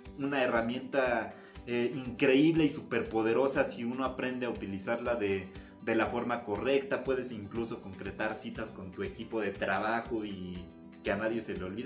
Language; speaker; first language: Spanish; native; Spanish